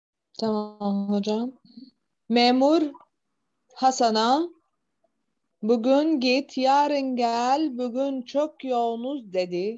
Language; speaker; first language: Turkish; non-native, fluent; Arabic